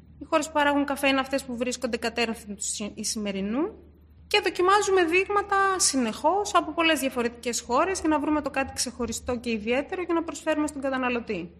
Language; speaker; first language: Greek; early bilingual, other home language; Turkish